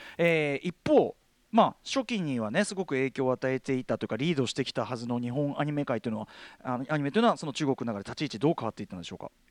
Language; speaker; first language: Japanese; native; Japanese